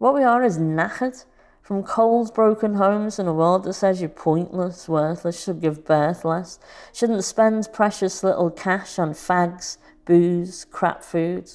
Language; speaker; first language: English; native; English